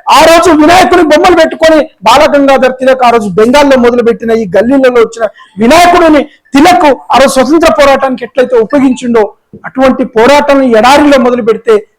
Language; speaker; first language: Telugu; non-native, local second language; Lambadi